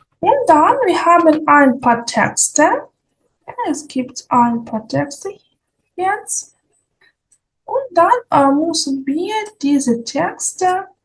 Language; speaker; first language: German; non-native, fluent; Ukrainian